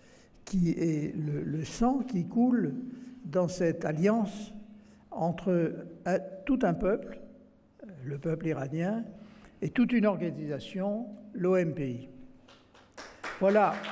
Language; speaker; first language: French; native; French